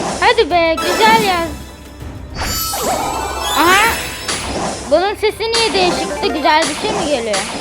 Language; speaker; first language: Turkish; native; Turkish